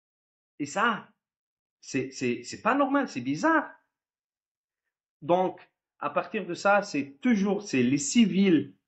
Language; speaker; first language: French; non-native, fluent; Arabic